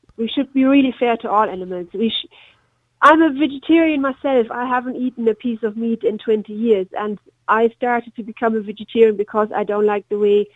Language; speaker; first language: English; non-native, fluent; German